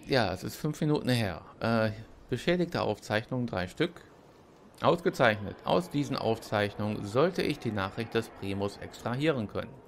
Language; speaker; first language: German; native; German